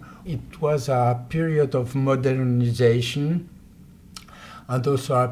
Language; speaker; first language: English; non-native, fluent; Polish